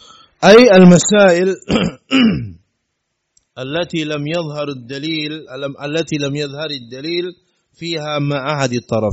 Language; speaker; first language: Arabic; non-native, fluent; Indonesian